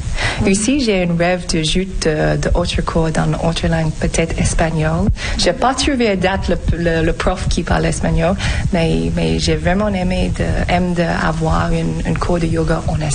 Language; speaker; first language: French; non-native, fluent; English